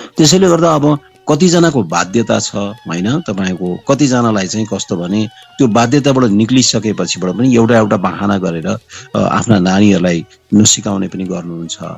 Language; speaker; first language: Nepali; native; Nepali